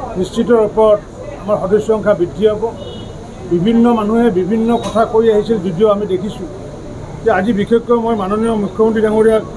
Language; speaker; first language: Assamese; native; Assamese